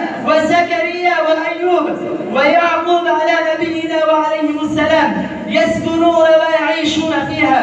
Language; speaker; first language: Arabic; non-native, learner; Bangla